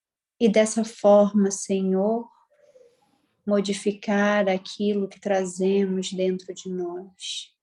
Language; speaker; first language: Portuguese; native; Portuguese